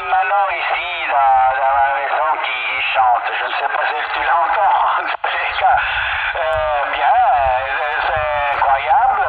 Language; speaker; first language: French; early bilingual, heritage; Italian